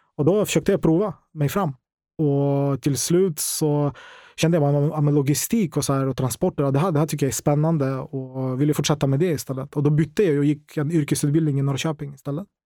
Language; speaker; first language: Swedish; non-native, fluent; Ukrainian